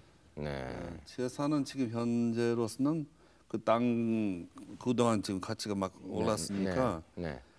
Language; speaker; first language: Korean; non-native, fluent; English